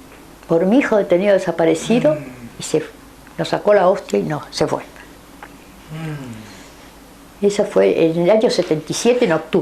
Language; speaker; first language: Spanish; native; Spanish